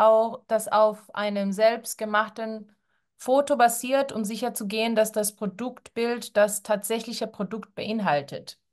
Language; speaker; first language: German; non-native, fluent; Spanish